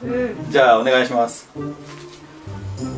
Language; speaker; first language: Japanese; native; Japanese